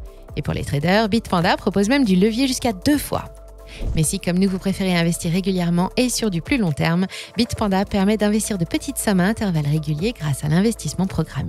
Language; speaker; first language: French; native; French